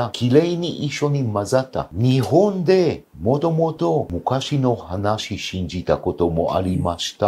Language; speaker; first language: Japanese; non-native, fluent; Hebrew